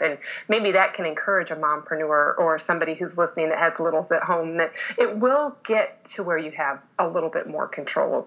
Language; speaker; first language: English; native; English